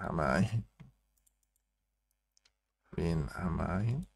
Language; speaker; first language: Hebrew; non-native, learner; Korean